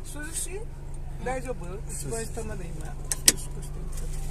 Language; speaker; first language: Japanese; native; Japanese